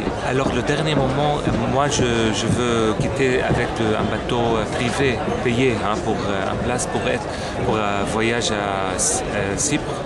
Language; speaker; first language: French; non-native, local second language; Arabic